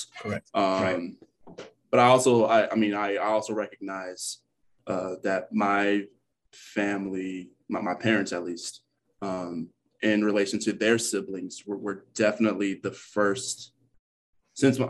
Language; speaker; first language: English; native; English